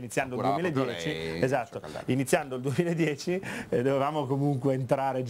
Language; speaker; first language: Italian; native; Italian